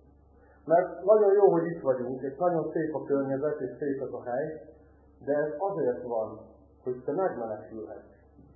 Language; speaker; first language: Hungarian; native; Hungarian